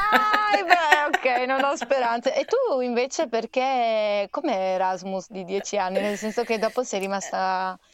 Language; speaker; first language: Italian; native; Italian